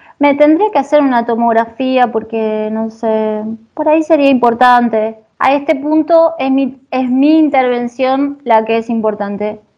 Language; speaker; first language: Spanish; native; Spanish